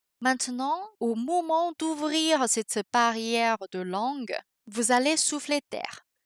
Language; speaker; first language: French; non-native, fluent; Chinese